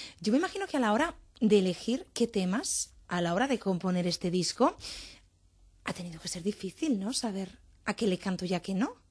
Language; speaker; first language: Spanish; native; Spanish